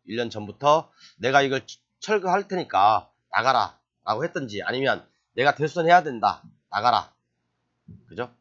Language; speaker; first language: Korean; native; Korean